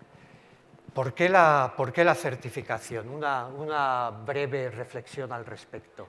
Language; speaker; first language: Spanish; native; Spanish